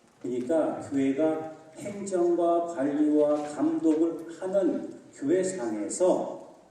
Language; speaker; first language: Korean; native; Korean